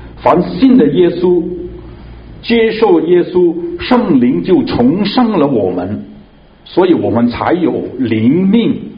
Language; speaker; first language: Chinese; non-native, local second language; Cantonese